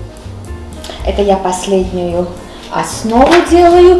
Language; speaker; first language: Russian; non-native, local second language; Armenian